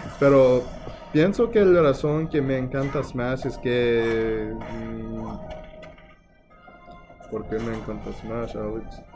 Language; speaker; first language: Spanish; non-native, learner; English